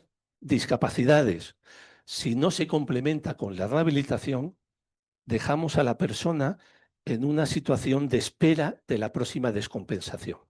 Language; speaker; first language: Spanish; native; Spanish